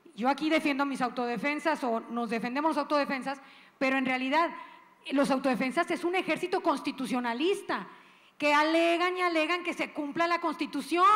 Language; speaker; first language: Spanish; native; Spanish